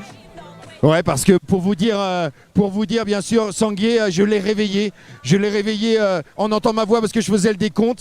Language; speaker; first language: French; native; French